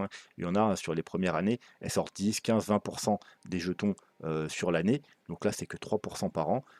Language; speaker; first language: French; native; French